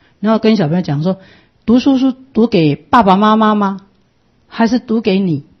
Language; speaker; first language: Chinese; non-native, local second language; Min Nan Chinese